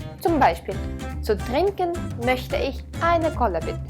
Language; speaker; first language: German; non-native, fluent; Ukrainian